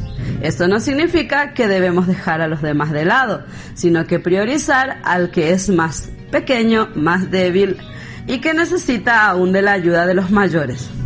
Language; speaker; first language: Spanish; native; Spanish